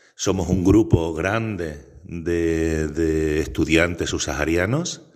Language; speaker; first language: Spanish; native; Spanish